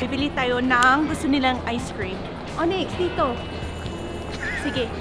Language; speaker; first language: Filipino; early bilingual, heritage; Filipino